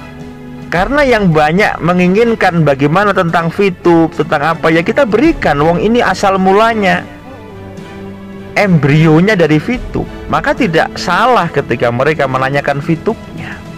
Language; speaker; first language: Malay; non-native, local second language; Javanese